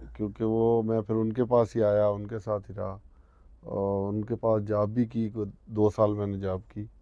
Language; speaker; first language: Urdu; non-native, local second language; Punjabi